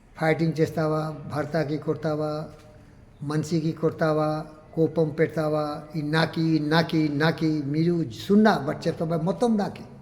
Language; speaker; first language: Telugu; non-native, learner; Hindi